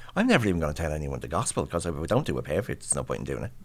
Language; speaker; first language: English; native; English